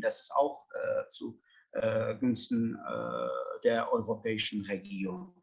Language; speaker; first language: German; non-native, fluent; Persian